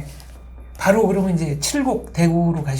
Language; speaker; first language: Korean; native; Korean